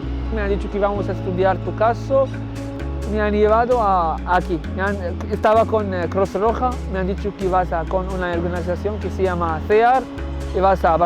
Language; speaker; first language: Spanish; non-native, learner; Arabic